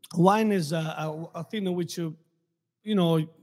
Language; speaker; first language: English; non-native, fluent; Italian